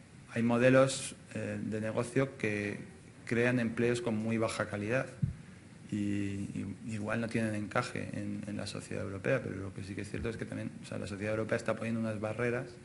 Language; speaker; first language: Spanish; native; Spanish